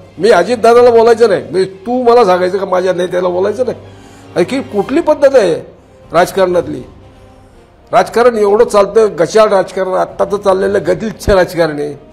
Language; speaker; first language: Marathi; native; Marathi